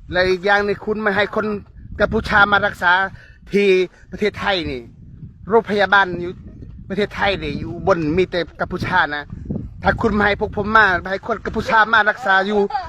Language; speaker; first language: Thai; non-native, learner; Khmer